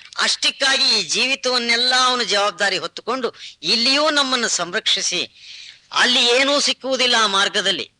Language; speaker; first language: Kannada; non-native, local second language; Telugu